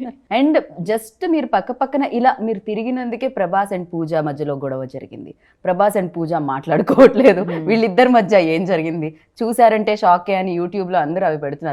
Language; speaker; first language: Telugu; native; Telugu